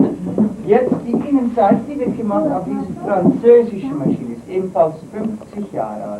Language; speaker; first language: German; non-native, learner; Dutch